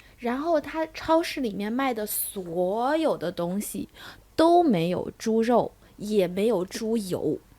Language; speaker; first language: Chinese; native; Chinese